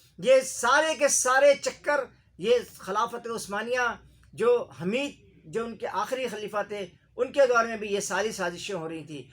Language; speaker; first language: Urdu; native; Urdu